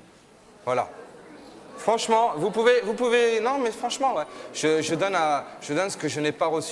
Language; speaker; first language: French; native; French